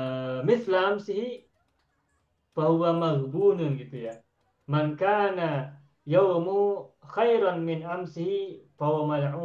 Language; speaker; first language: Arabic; non-native, fluent; Indonesian